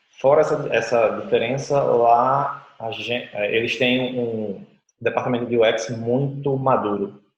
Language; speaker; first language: Portuguese; native; Portuguese